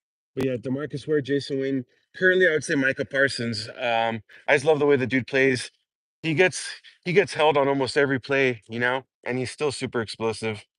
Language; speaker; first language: English; native; English